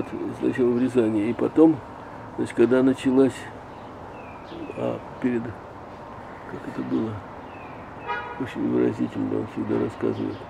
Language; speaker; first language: Russian; native; Russian